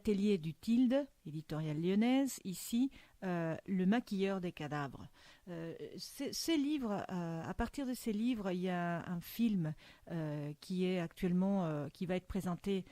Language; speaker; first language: French; non-native, fluent; Spanish